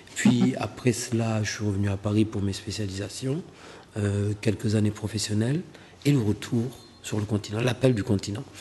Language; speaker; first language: French; non-native, local second language; Wolof